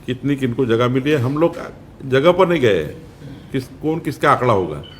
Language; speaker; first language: Hindi; non-native, local second language; Marathi